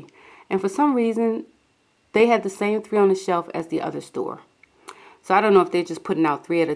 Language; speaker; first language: English; native; English